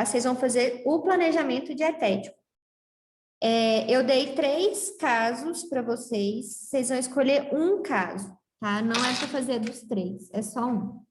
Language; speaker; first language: Portuguese; native; Portuguese